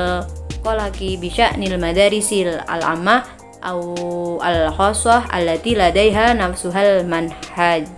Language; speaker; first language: Arabic; non-native, learner; Indonesian